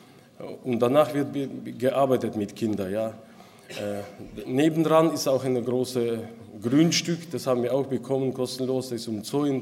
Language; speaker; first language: German; non-native, local second language; Russian